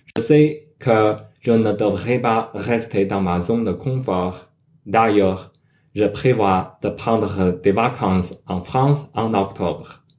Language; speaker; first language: French; non-native, learner; Chinese